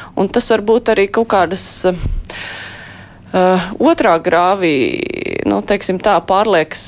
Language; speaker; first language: Latvian; native; Latvian